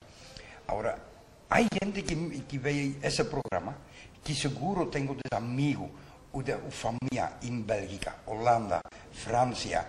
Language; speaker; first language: Spanish; non-native, learner; Dutch